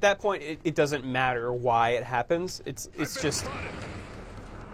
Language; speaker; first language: English; native; English